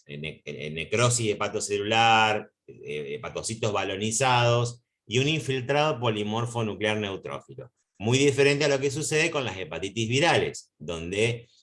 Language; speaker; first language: Spanish; native; Spanish